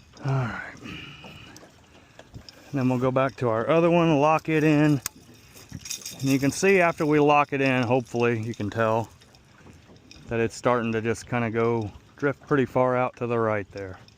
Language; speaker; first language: English; native; English